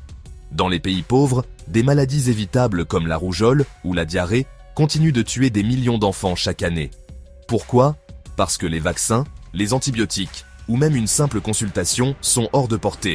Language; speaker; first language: French; native; French